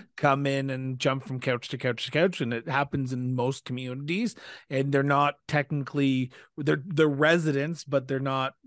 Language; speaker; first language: English; native; English